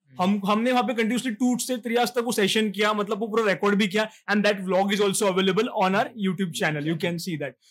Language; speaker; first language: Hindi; non-native, local second language; Marathi